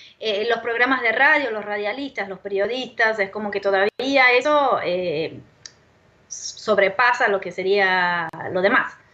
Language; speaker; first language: Spanish; non-native, fluent; Portuguese